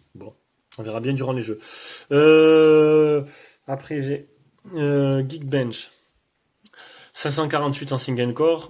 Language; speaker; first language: French; native; French